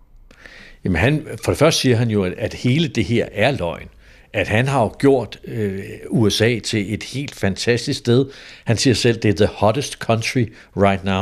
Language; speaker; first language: Danish; native; Danish